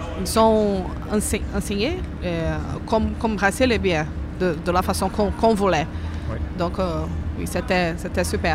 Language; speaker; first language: French; non-native, fluent; Portuguese